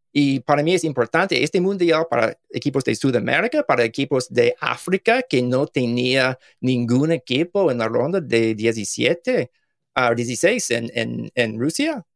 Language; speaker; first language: Spanish; non-native, learner; English